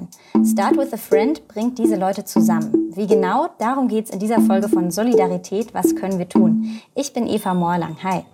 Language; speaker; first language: German; native; German